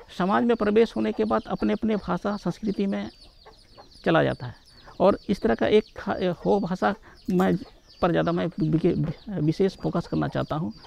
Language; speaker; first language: Hindi; non-native, local second language; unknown